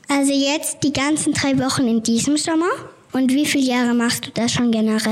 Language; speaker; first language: German; native; German